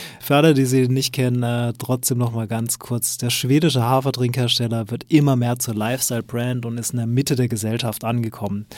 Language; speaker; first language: German; native; German